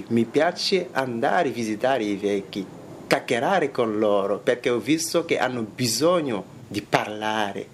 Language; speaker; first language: Italian; non-native, fluent; Wolof